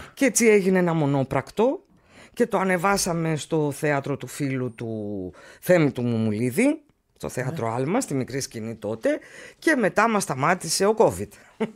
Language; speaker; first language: Greek; native; Greek